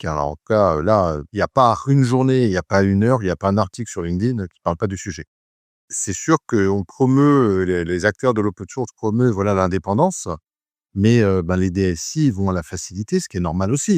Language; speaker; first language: French; native; French